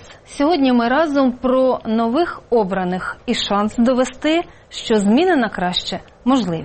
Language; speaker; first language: Ukrainian; native; Ukrainian